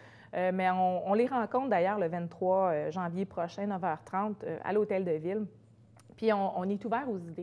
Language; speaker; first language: French; native; French